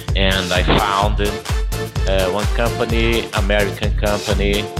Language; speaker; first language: English; non-native, learner; Portuguese